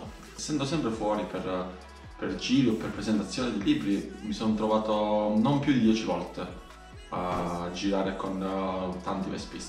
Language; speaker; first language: Italian; native; Italian